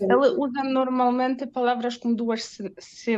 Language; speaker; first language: Portuguese; non-native, learner; Polish